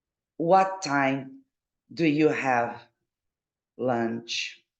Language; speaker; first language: English; non-native, fluent; Portuguese